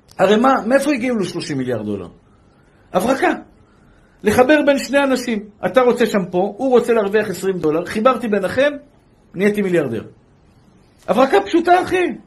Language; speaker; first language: Hebrew; native; Hebrew